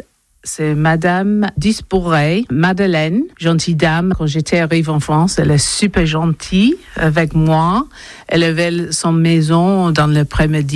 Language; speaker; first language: French; non-native, learner; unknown